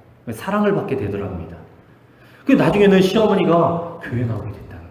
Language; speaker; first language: Korean; native; Korean